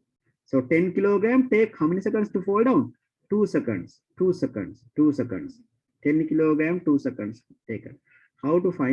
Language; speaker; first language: English; non-native, local second language; Sinhala